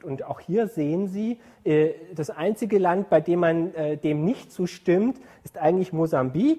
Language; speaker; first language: German; native; German